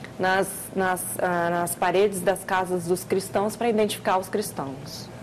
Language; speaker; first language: Portuguese; native; Portuguese